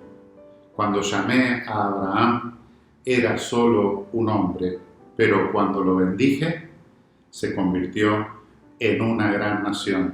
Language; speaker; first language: Spanish; native; Spanish